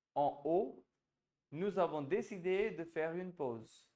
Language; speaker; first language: French; non-native, fluent; Hindi